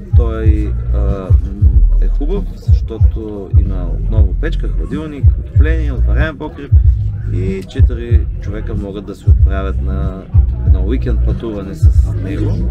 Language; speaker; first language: Bulgarian; native; Bulgarian